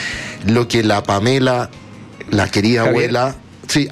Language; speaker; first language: Spanish; native; Spanish